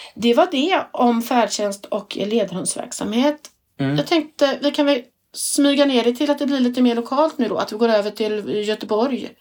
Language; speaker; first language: Swedish; native; Swedish